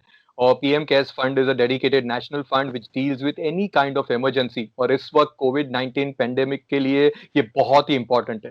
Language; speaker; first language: Hindi; native; Hindi